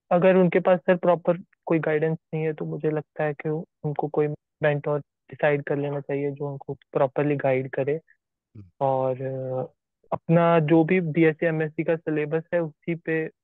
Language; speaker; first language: Hindi; native; Hindi